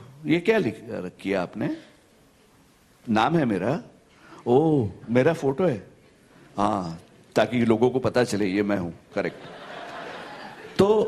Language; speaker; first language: Hindi; non-native, local second language; Gujarati